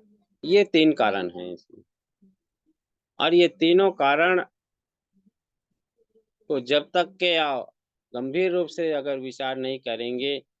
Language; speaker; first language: Hindi; native; Hindi